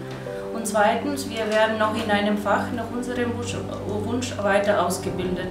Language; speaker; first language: German; non-native, fluent; Bulgarian